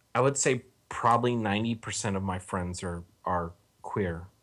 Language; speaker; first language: English; native; English